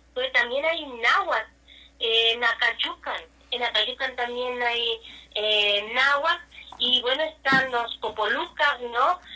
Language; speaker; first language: Spanish; non-native, local second language; Nahuatl languages